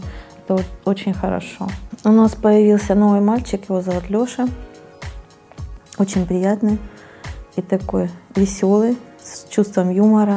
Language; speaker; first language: Russian; native; Russian